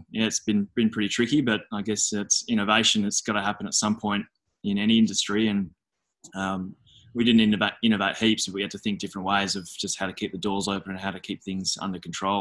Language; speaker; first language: English; native; English